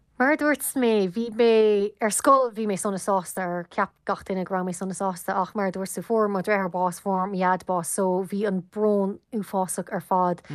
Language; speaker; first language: Irish; non-native, local second language; English